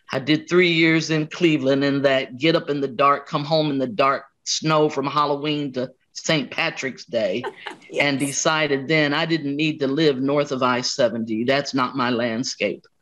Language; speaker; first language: English; native; English